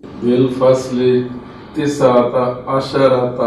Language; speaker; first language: Arabic; non-native, learner; Urdu